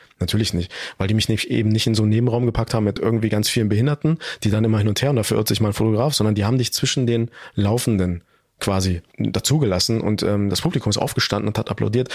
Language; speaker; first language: German; early bilingual, other home language; Turkish